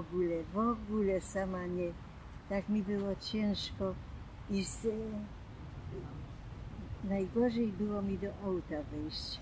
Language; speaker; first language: Polish; non-native, local second language; German